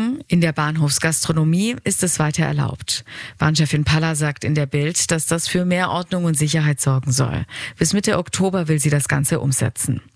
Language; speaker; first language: German; native; German